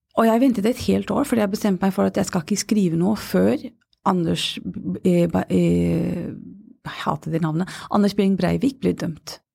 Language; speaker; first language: Norwegian; non-native, fluent; English